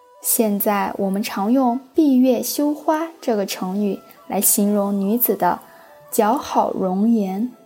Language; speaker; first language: Chinese; native; Chinese